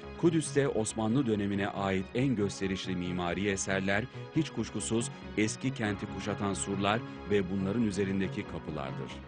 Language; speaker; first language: Turkish; native; Turkish